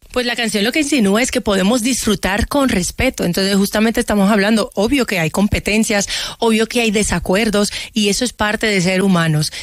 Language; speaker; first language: Spanish; early bilingual, other home language; Haitian Creole